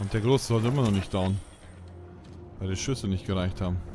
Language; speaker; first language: German; native; German